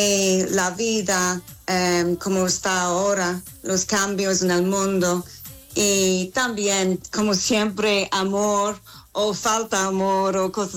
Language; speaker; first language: Spanish; non-native, learner; English